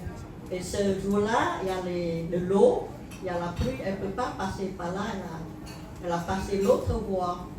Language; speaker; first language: French; non-native, fluent; Khmer